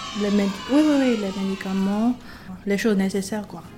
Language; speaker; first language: French; non-native, fluent; Chinese